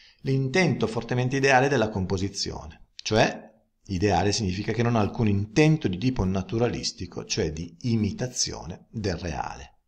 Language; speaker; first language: Italian; native; Italian